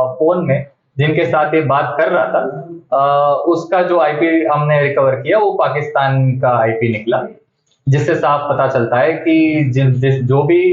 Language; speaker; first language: Hindi; non-native, local second language; Gujarati